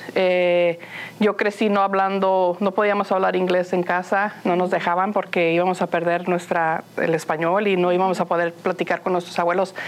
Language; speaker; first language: Spanish; early bilingual, heritage; Spanish